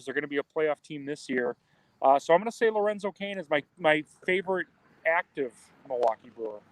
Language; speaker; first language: English; native; English